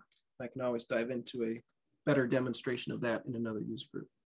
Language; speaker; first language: English; native; English